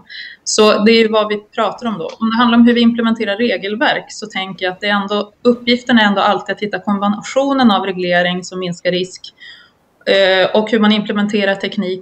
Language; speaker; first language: Swedish; native; Swedish